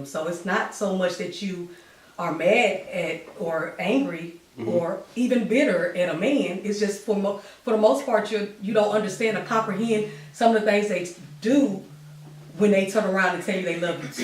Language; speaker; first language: English; native; English